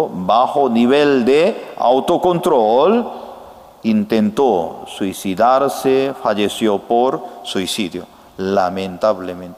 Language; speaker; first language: Spanish; non-native, learner; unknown